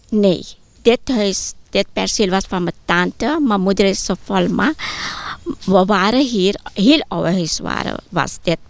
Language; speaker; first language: Dutch; non-native, local second language; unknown